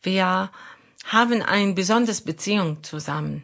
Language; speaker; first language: German; non-native, learner; Arabic